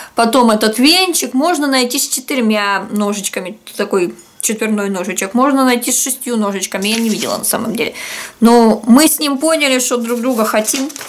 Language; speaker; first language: Russian; native; Russian